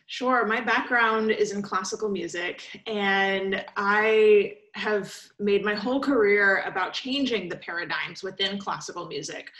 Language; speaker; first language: English; native; English